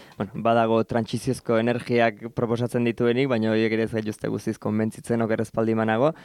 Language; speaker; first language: Basque; native; Basque